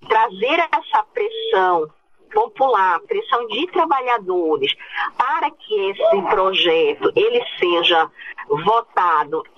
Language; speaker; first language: Portuguese; native; Portuguese